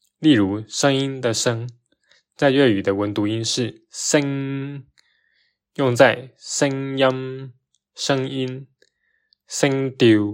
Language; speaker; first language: Chinese; native; Chinese